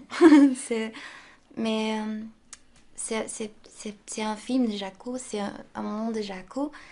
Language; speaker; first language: French; non-native, local second language; Dutch